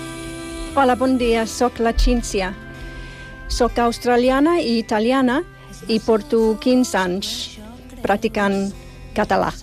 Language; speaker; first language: Catalan; non-native, fluent; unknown